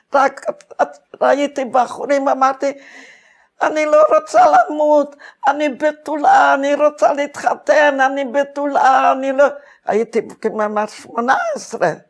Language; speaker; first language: Hebrew; non-native, fluent; Hungarian